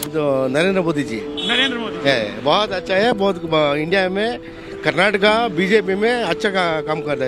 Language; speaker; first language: Hindi; non-native, local second language; Kannada